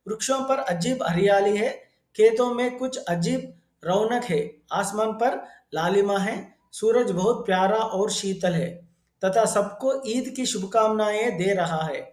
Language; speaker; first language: Hindi; non-native, local second language; Telugu